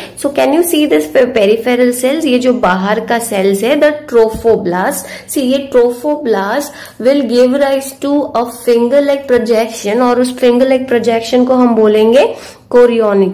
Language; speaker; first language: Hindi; native; Hindi